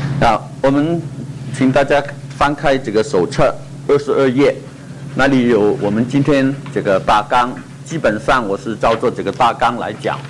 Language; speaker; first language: Chinese; non-native, local second language; Cantonese